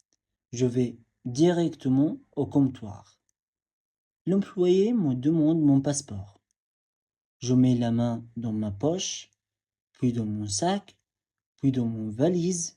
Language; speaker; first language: French; non-native, fluent; Arabic